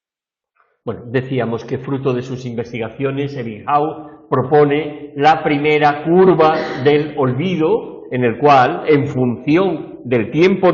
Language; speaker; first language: Spanish; native; Spanish